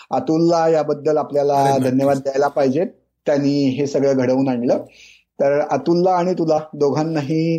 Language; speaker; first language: Marathi; native; Marathi